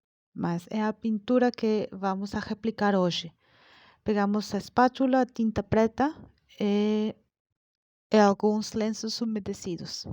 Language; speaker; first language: Portuguese; non-native, learner; Spanish